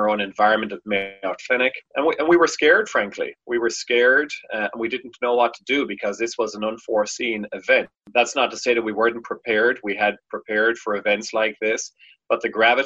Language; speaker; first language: English; native; English